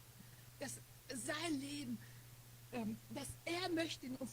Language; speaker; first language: German; non-native, fluent; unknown